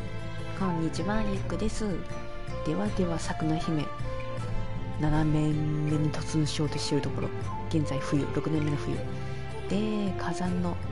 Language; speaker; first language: Japanese; native; Japanese